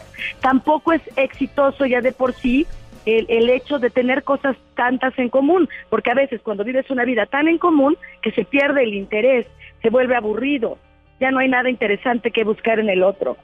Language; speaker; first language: Spanish; native; Spanish